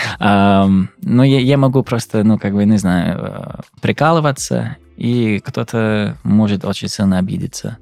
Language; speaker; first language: Russian; non-native, fluent; English